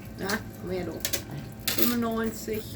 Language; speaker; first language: German; native; German